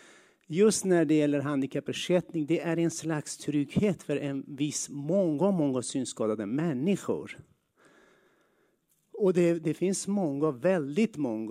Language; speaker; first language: Swedish; non-native, learner; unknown